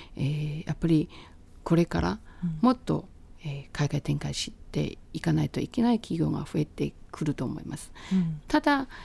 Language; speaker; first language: Japanese; non-native, fluent; Chinese